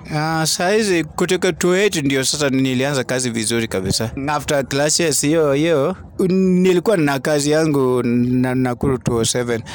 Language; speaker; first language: Swahili; non-native, local second language; Luo (Kenya and Tanzania)